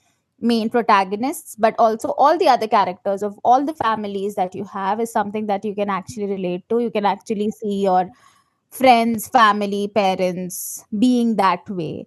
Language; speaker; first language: English; non-native, local second language; Malayalam